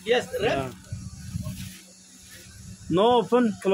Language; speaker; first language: English; non-native, learner; Turkish